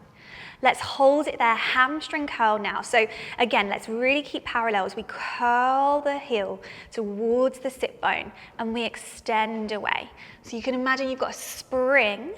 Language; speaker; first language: English; native; English